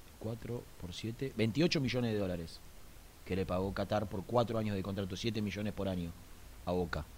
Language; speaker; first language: Spanish; native; Spanish